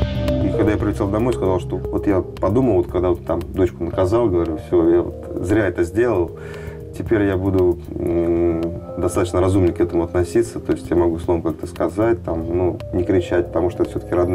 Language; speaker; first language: Russian; native; Russian